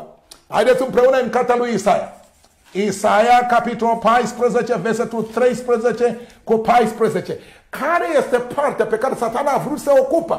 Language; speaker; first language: Romanian; non-native, learner; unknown